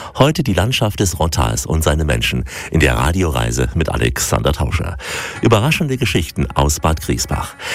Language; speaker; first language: German; native; German